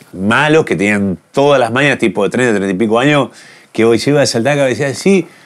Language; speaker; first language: Spanish; native; Spanish